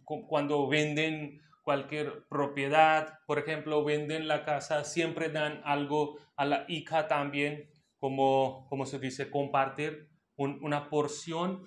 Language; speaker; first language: Spanish; non-native, local second language; Hindi